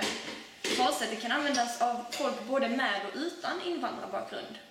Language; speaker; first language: Swedish; native; Swedish